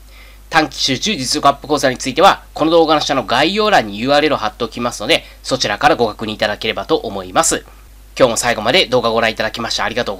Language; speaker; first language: Japanese; native; Japanese